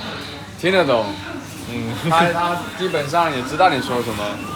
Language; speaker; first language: Chinese; native; Chinese